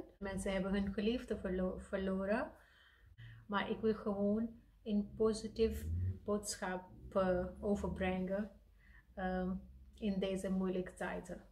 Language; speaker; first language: Dutch; non-native, fluent; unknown